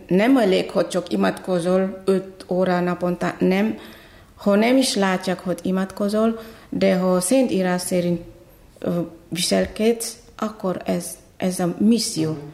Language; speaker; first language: Hungarian; non-native, fluent; Batak Toba